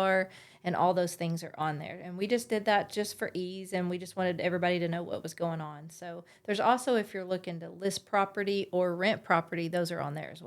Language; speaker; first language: English; native; English